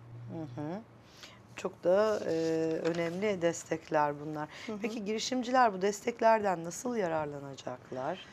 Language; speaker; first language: Turkish; native; Turkish